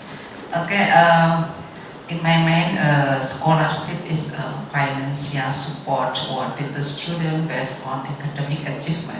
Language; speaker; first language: English; non-native, learner; Indonesian